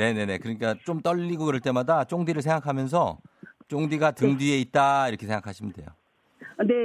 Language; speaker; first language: Korean; native; Korean